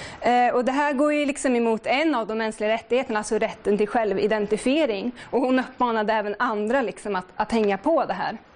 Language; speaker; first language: Swedish; native; Swedish